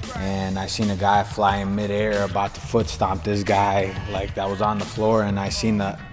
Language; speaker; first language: English; early bilingual, other home language; Spanish